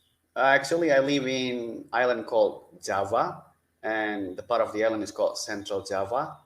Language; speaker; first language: English; non-native, learner; Indonesian